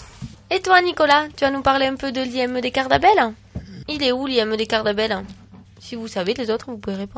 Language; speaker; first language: French; native; French